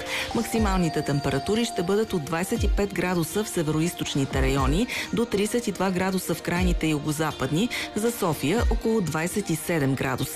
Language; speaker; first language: Bulgarian; native; Bulgarian